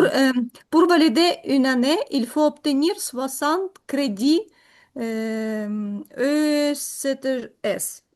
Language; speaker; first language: French; non-native, learner; Ukrainian